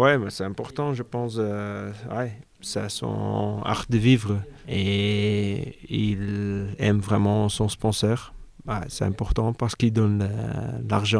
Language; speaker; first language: French; non-native, local second language; Dutch